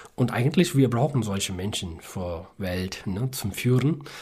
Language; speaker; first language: German; non-native, learner; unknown